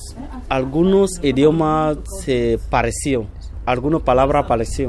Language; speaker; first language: Spanish; non-native, fluent; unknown